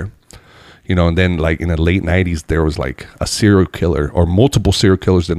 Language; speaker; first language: English; early bilingual, other home language; Spanish